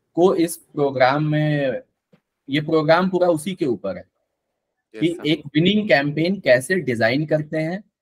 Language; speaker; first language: Hindi; native; Hindi